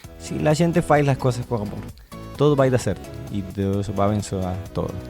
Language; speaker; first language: Portuguese; non-native, learner; Spanish